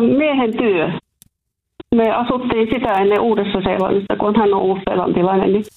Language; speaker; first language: Finnish; native; Finnish